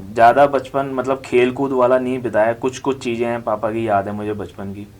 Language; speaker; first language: Hindi; native; Hindi